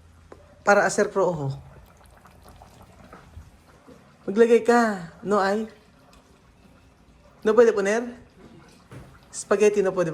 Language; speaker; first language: Spanish; non-native, learner; Filipino